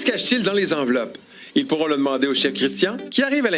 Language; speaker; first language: French; native; French